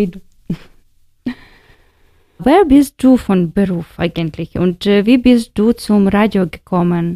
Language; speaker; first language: German; non-native, learner; Ukrainian